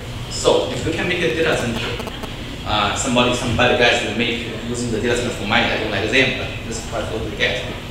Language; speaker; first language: English; non-native, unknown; Chinese